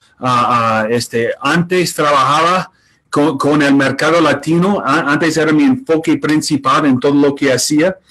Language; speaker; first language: Spanish; non-native, fluent; English